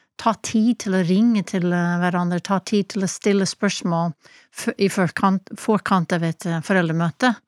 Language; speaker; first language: Norwegian; non-native, fluent; English